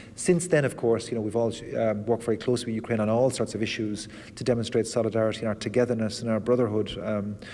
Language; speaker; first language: English; native; English